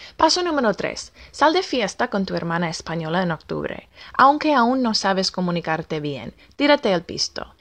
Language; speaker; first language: Spanish; non-native, fluent; English